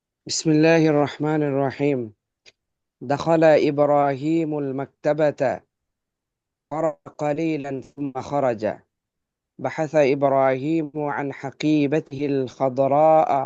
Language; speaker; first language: Arabic; non-native, learner; Bangla